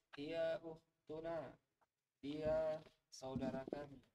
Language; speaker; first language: Indonesian; native; Indonesian